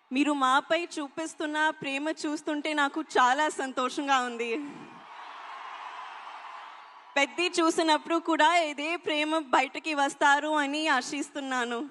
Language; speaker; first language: Telugu; non-native, local second language; Hindi